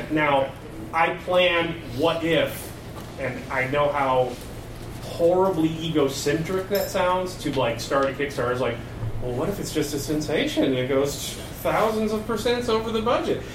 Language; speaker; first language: English; native; English